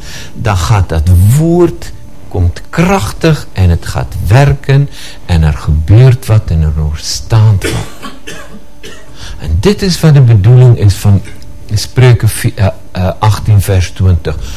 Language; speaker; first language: Dutch; non-native, fluent; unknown